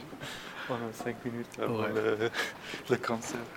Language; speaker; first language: French; non-native, learner; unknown